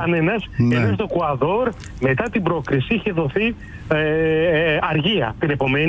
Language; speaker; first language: Greek; native; Greek